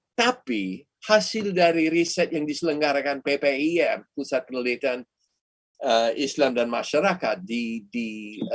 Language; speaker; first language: Indonesian; non-native, fluent; English